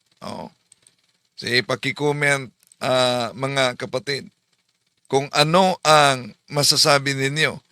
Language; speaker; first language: Filipino; native; Filipino